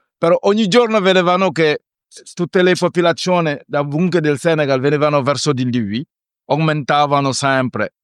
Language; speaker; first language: Italian; non-native, fluent; Wolof